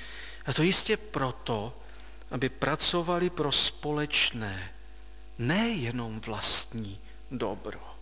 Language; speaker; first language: Czech; native; Czech